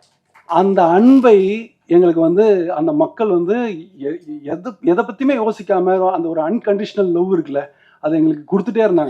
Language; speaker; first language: Tamil; native; Tamil